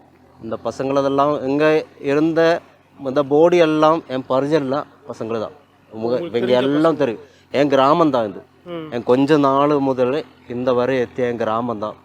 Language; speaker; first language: Tamil; non-native, local second language; Malayalam